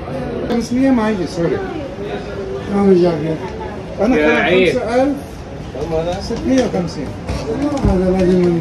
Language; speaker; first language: Arabic; non-native, learner; Bangla